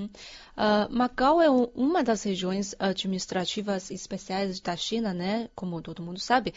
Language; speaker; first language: Portuguese; non-native, fluent; Chinese